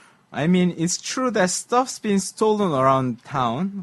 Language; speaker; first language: English; non-native, fluent; Korean